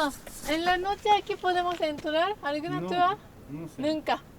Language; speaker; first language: Spanish; non-native, learner; Japanese